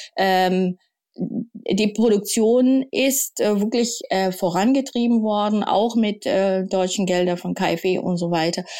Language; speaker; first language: German; non-native, fluent; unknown